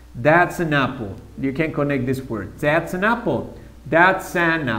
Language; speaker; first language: English; non-native, fluent; Spanish